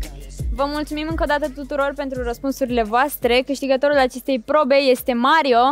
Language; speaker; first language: Romanian; native; Romanian